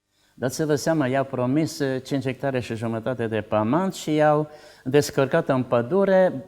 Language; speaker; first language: Romanian; non-native, local second language; Czech